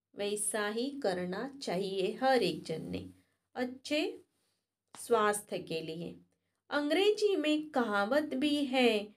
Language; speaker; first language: Hindi; non-native, local second language; Marathi